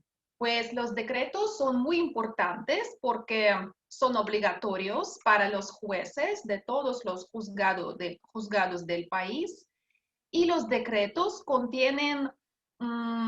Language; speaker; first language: Spanish; non-native, fluent; Russian